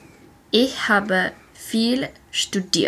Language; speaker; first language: German; non-native, learner; English